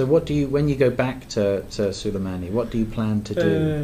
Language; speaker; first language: English; non-native, learner; Kurdish